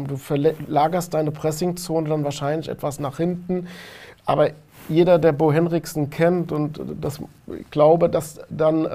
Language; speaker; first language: German; native; German